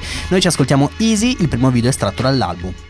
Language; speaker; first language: Italian; native; Italian